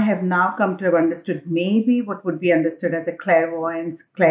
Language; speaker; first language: English; non-native, local second language; Assamese